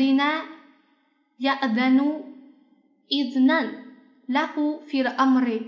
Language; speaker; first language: Arabic; non-native, fluent; Chinese